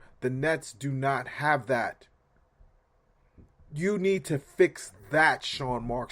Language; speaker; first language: English; native; English